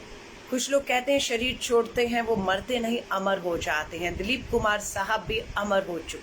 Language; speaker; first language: Hindi; native; Hindi